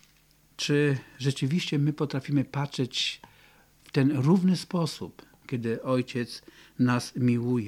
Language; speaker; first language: Polish; native; Polish